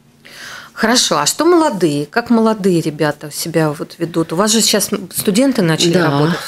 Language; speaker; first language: Russian; native; Russian